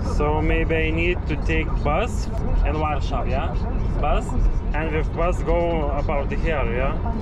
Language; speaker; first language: English; non-native, learner; Lithuanian